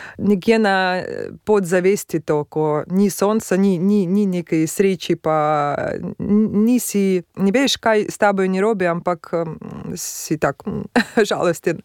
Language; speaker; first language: Slovenian; non-native, fluent; Russian